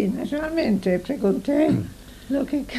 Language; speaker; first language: Spanish; non-native, fluent; English